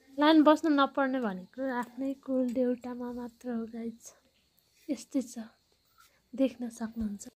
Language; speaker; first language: Nepali; non-native, local second language; Newari